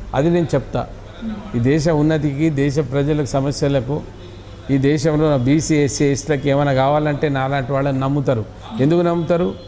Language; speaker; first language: Telugu; non-native, local second language; Lambadi